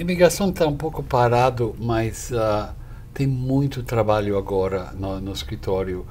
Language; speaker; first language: Portuguese; non-native, fluent; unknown